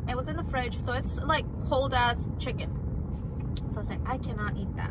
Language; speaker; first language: English; early bilingual, other home language; Spanish